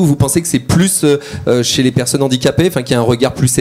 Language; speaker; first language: French; native; French